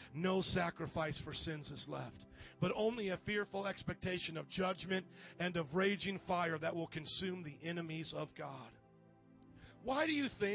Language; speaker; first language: English; native; English